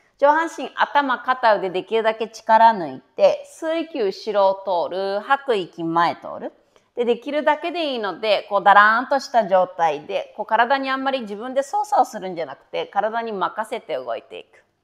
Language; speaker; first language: Japanese; native; Japanese